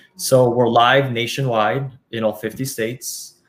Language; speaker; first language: English; early bilingual, other home language; Spanish